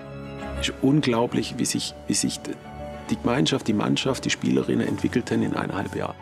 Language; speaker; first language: German; native; German